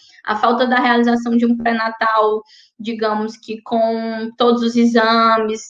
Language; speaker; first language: Portuguese; native; Portuguese